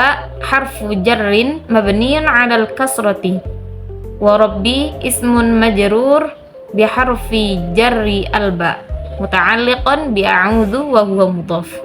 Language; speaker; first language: Arabic; non-native, learner; Indonesian